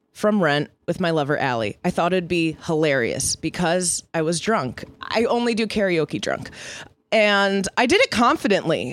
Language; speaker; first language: English; native; English